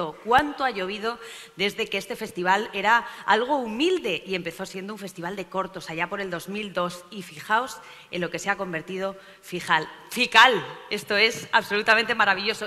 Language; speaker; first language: Spanish; native; Spanish